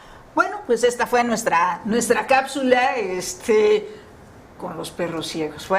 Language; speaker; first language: Spanish; native; Spanish